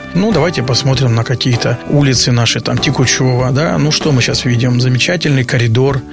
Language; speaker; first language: Russian; native; Russian